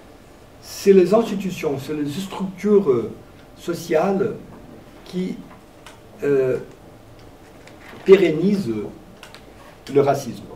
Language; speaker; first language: French; non-native, fluent; Portuguese